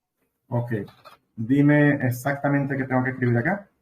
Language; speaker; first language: Spanish; native; Spanish